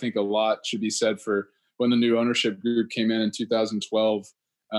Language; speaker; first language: English; native; English